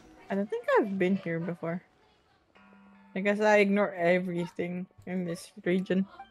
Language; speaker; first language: English; non-native, local second language; Filipino